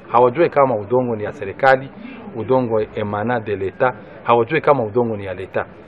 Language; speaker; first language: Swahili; non-native, local second language; Kinyarwanda